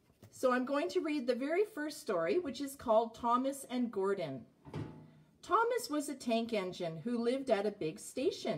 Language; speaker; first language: English; native; English